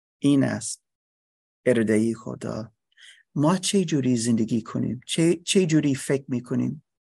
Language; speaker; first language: Persian; non-native, learner; English